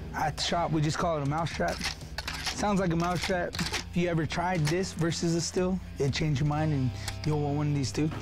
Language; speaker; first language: English; native; English